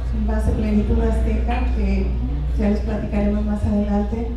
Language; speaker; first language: Spanish; early bilingual, heritage; Spanish